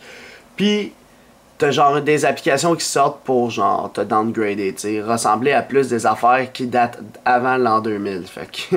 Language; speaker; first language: French; native; French